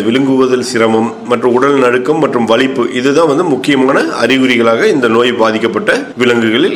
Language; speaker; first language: Tamil; native; Tamil